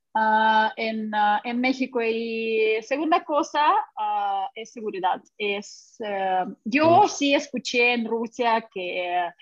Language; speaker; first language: Spanish; non-native, fluent; Russian